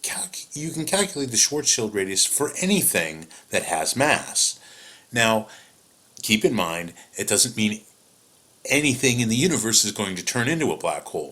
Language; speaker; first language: English; native; English